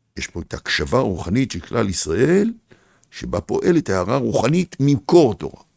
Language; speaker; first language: Hebrew; native; Hebrew